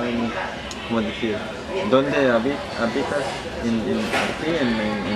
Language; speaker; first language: Spanish; non-native, learner; Danish